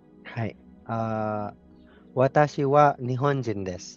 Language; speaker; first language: Japanese; non-native, learner; Cebuano